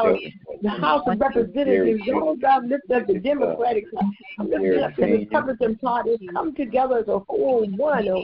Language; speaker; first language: English; native; English